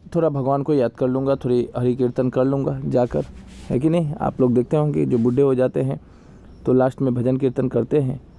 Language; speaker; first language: Hindi; non-native, local second language; Assamese